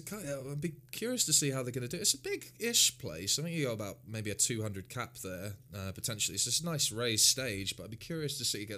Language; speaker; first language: English; native; English